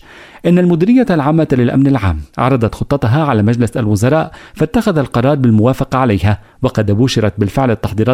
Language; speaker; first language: Arabic; native; Arabic